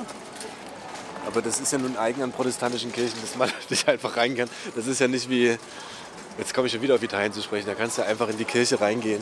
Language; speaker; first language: German; native; German